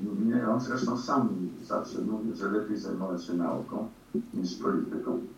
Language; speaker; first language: Polish; early bilingual, heritage; Polish